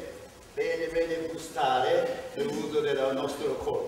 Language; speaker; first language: Italian; non-native, learner; Japanese